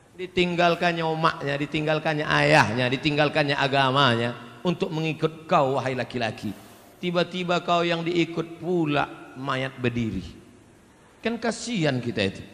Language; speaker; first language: Malay; native; Malay